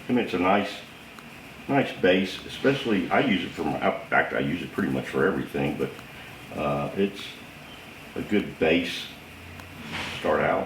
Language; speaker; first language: English; native; English